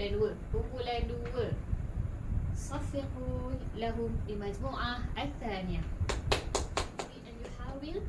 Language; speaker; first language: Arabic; non-native, learner; Malay